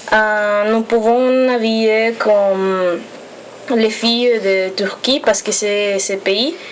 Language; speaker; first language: French; non-native, learner; Spanish